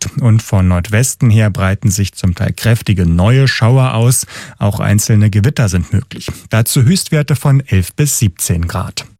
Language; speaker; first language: German; native; German